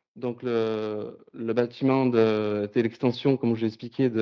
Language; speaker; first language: French; native; French